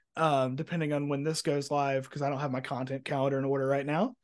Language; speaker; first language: English; native; English